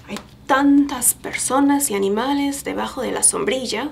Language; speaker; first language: Spanish; non-native, fluent; English